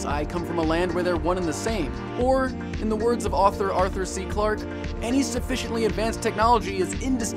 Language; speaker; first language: English; native; English